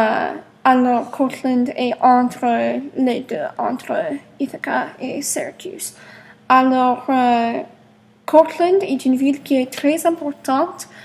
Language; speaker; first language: French; non-native, learner; English